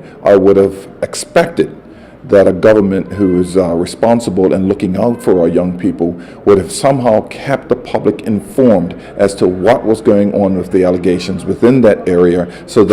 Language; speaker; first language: English; native; English